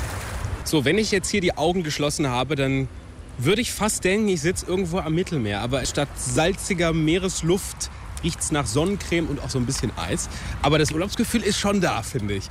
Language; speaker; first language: German; native; German